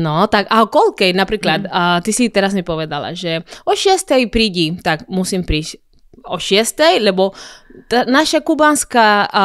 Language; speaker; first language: Slovak; non-native, fluent; Spanish